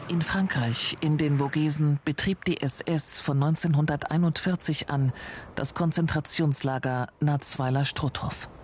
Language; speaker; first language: German; native; German